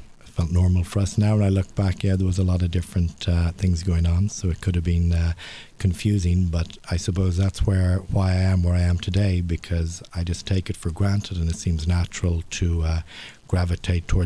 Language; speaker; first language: English; native; English